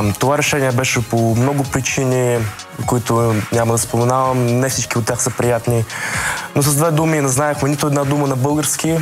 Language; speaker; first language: Bulgarian; early bilingual, other home language; Russian